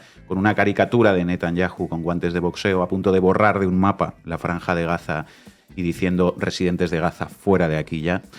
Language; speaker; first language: Spanish; native; Spanish